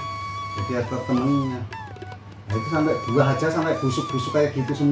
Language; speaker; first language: Indonesian; non-native, local second language; Javanese